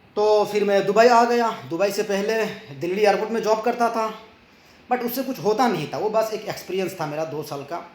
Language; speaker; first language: Hindi; non-native, local second language; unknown